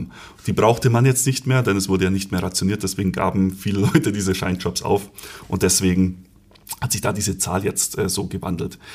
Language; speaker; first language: German; native; German